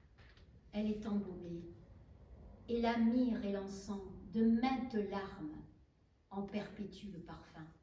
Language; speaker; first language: French; native; French